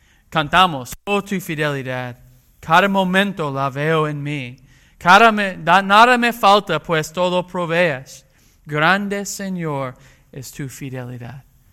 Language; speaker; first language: Spanish; non-native, fluent; English